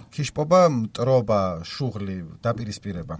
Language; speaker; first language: Georgian; native; Georgian